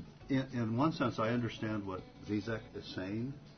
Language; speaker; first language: English; native; English